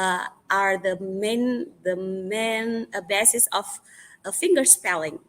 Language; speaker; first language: English; non-native, fluent; Indonesian